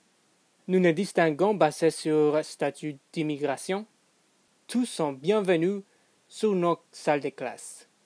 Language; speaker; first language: French; non-native, fluent; English